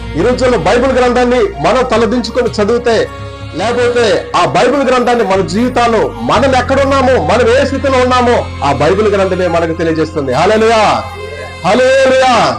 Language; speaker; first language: Telugu; non-native, local second language; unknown